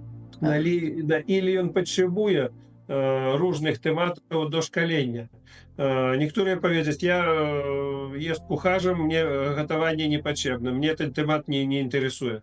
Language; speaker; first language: Polish; non-native, fluent; Russian